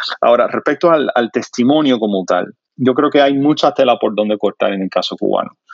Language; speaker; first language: Spanish; non-native, fluent; English